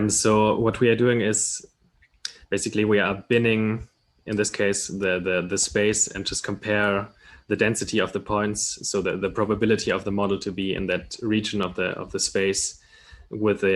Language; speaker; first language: English; non-native, fluent; German